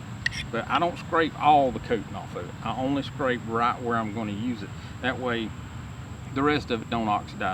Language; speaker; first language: English; native; English